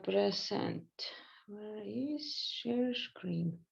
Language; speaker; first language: English; non-native, fluent; Estonian